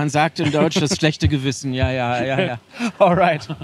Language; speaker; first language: German; native; German